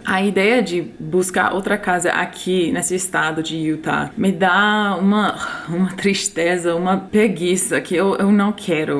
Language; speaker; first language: Portuguese; non-native, fluent; English